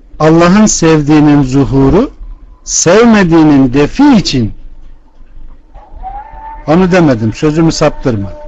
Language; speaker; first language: Turkish; native; Turkish